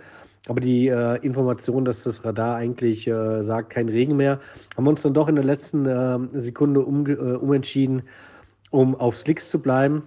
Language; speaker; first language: German; native; German